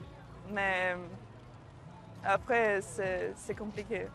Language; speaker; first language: French; non-native, fluent; Swedish